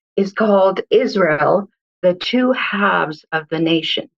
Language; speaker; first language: English; early bilingual, other home language; Hebrew